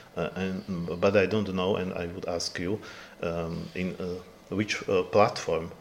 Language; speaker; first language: English; non-native, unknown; Slovak